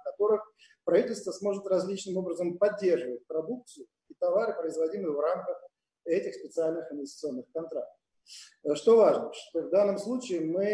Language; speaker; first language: Russian; native; Russian